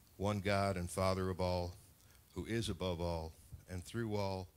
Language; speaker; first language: English; non-native, fluent; Spanish